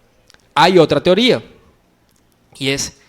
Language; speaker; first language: Spanish; native; Spanish